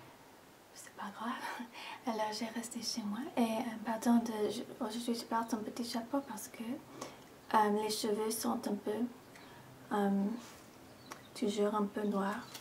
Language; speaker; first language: French; non-native, fluent; English